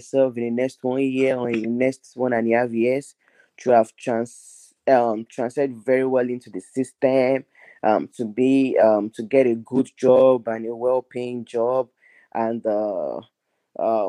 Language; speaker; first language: English; non-native, local second language; Yoruba